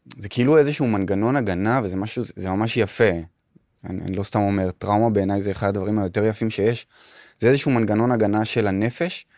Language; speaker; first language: Hebrew; native; Hebrew